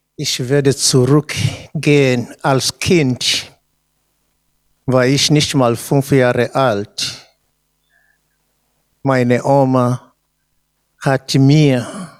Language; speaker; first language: German; non-native, fluent; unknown